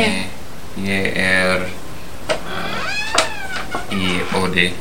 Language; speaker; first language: Icelandic; non-native, learner; English